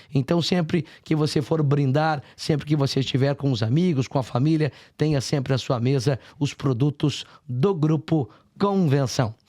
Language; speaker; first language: Portuguese; native; Portuguese